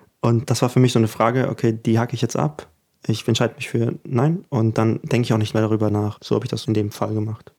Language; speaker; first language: German; early bilingual, other home language; Ukrainian